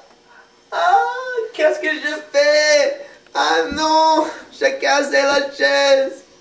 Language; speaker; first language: French; non-native, learner; English